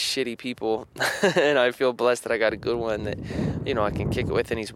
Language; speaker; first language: English; native; English